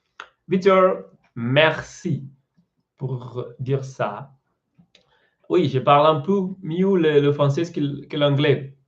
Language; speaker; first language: French; non-native, learner; Portuguese